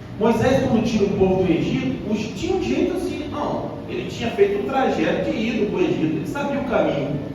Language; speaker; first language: Portuguese; native; Portuguese